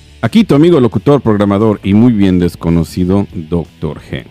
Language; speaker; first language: Spanish; early bilingual, heritage; Spanish